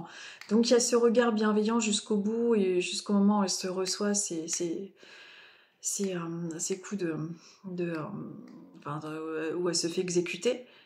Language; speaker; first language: French; native; French